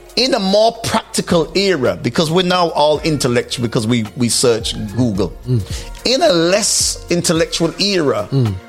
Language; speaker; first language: English; native; English